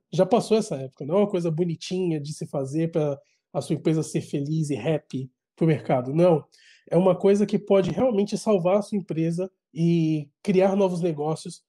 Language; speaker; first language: Portuguese; native; Portuguese